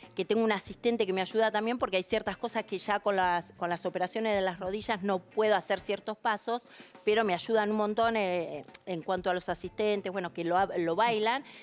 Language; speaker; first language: Spanish; native; Spanish